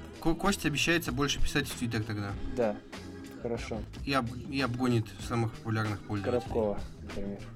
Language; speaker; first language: Russian; native; Russian